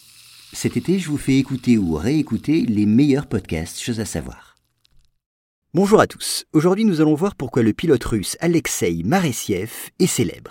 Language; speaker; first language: French; native; French